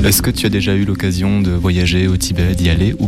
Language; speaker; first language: French; native; French